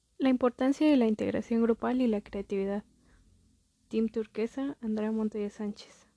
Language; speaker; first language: Spanish; native; Spanish